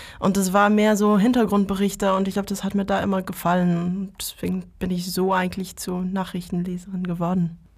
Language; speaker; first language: German; non-native, fluent; French